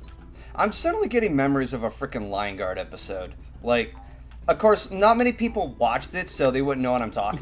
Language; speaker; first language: English; native; English